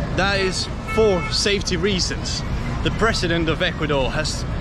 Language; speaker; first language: English; non-native, fluent; Danish